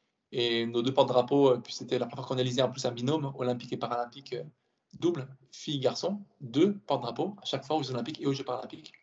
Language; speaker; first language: French; native; French